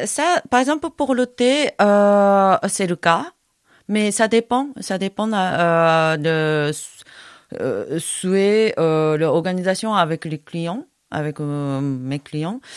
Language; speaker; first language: French; non-native, fluent; Japanese